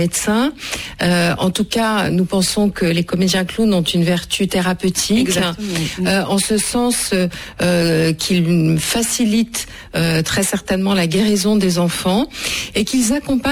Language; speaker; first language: French; native; French